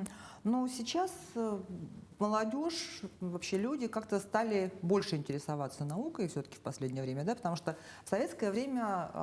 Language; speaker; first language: Russian; native; Russian